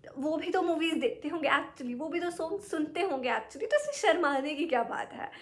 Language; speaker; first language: Hindi; native; Hindi